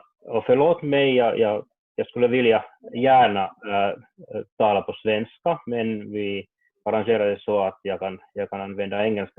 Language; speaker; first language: Swedish; non-native, learner; Finnish